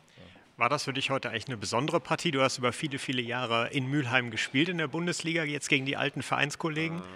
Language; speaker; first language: German; native; German